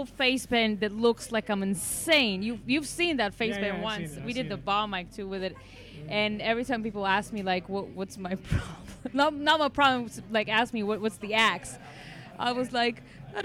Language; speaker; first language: English; non-native, fluent; Hebrew